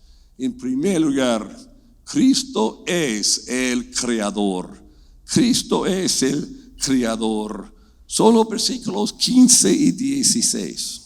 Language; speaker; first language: Spanish; non-native, fluent; English